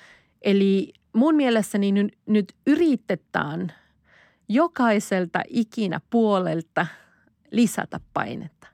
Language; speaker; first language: Finnish; non-native, fluent; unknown